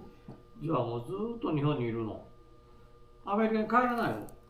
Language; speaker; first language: Japanese; native; Japanese